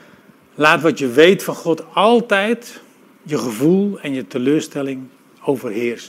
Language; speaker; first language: Dutch; native; Dutch